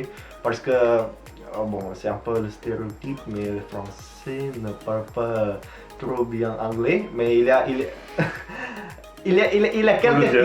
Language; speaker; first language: French; non-native, fluent; Indonesian